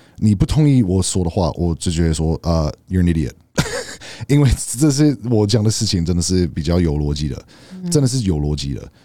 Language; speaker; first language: Chinese; native; Chinese